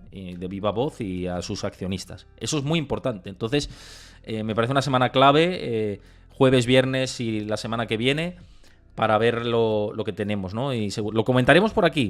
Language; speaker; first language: Spanish; native; Spanish